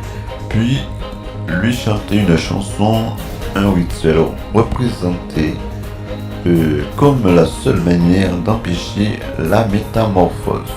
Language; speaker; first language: French; native; French